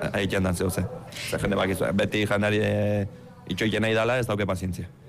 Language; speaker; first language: Basque; early bilingual, other home language; Romanian